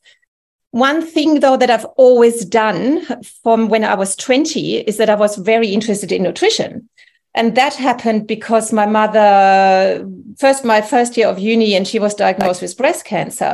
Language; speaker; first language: English; non-native, fluent; German